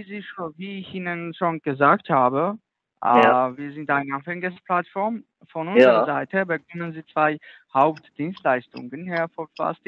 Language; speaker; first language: German; non-native, learner; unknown